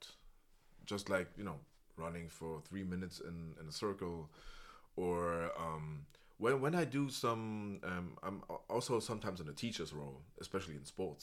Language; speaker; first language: English; non-native, fluent; German